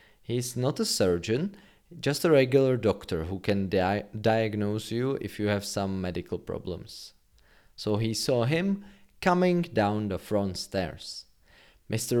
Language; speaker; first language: English; non-native, fluent; Czech